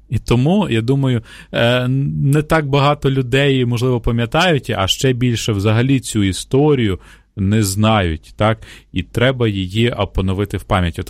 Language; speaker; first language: Ukrainian; native; Ukrainian